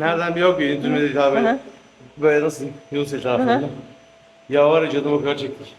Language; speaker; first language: Turkish; native; Turkish